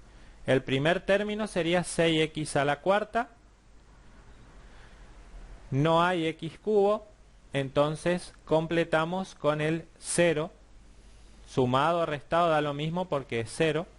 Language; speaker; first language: Spanish; native; Spanish